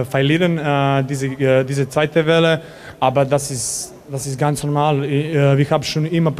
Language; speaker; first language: German; non-native, learner; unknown